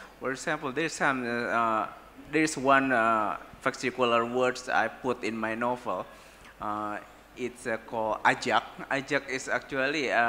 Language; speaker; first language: English; non-native, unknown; Sundanese